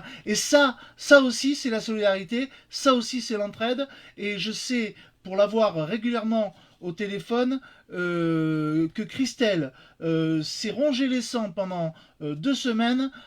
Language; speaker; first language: French; native; French